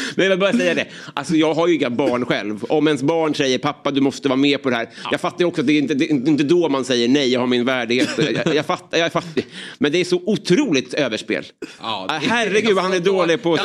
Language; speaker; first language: Swedish; native; Swedish